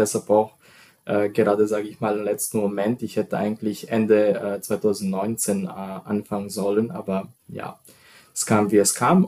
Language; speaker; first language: German; non-native, fluent; Serbian